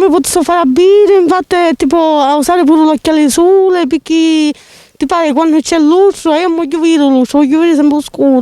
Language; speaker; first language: Italian; native; Italian